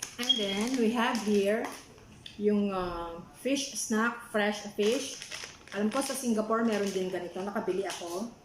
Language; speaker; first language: Filipino; non-native, local second language; Pampanga